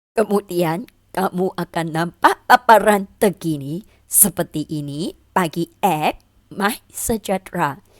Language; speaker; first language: Malay; non-native, local second language; Chinese